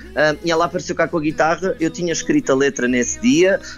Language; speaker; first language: Portuguese; native; Portuguese